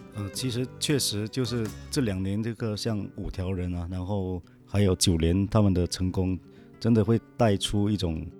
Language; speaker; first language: Chinese; non-native, local second language; Min Nan Chinese